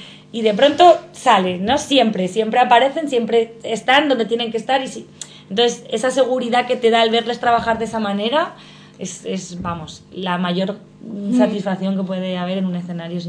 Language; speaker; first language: Spanish; native; Spanish